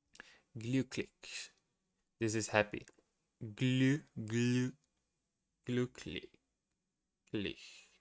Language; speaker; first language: German; non-native, learner; Portuguese